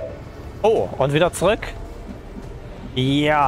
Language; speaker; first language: German; native; German